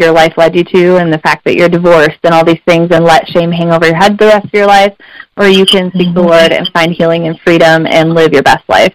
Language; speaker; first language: English; native; English